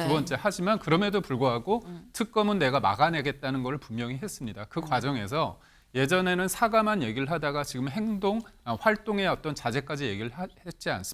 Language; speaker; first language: Korean; native; Korean